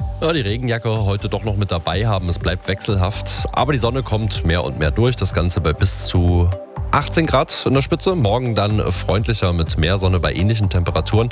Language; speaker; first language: German; native; German